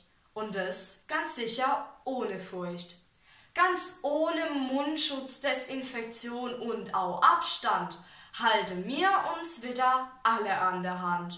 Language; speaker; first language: German; native; German